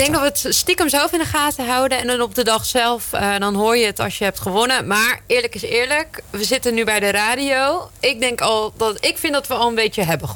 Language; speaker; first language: Dutch; native; Dutch